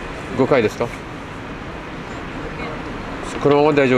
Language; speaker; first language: Japanese; non-native, learner; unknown